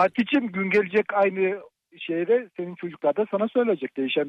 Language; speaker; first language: Turkish; native; Turkish